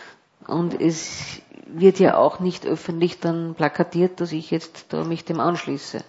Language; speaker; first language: German; native; German